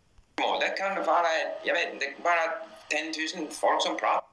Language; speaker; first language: Swedish; non-native, fluent; English